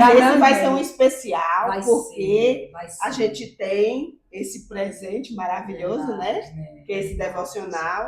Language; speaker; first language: Portuguese; native; Portuguese